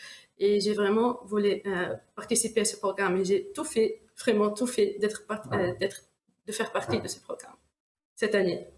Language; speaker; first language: French; non-native, local second language; Arabic